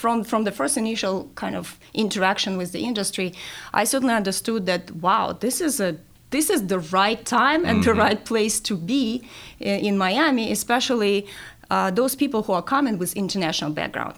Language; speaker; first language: English; non-native, fluent; Russian